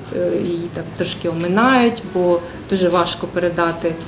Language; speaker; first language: Ukrainian; non-native, fluent; Tajik